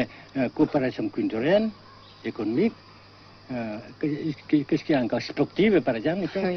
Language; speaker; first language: French; non-native, local second language; Vietnamese